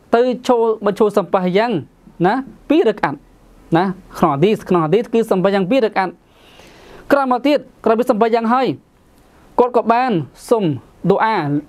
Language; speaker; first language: Khmer; non-native, local second language; Western Cham